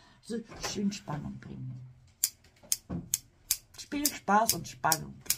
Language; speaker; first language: German; non-native, fluent; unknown